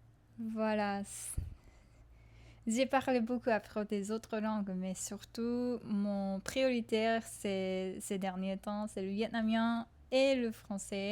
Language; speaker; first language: French; non-native, fluent; Japanese